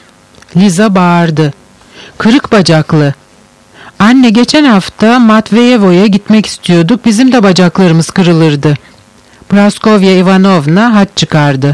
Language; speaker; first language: Turkish; native; Turkish